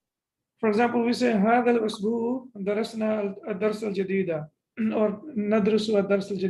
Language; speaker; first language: Arabic; non-native, fluent; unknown